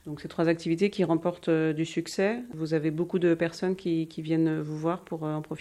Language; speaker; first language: French; native; French